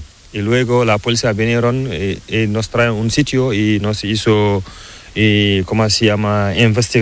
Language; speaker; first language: Spanish; non-native, learner; Fula